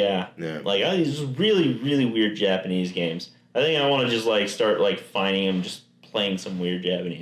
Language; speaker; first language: English; native; English